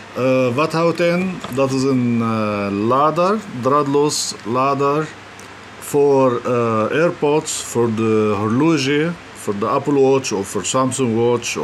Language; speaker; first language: Dutch; non-native, fluent; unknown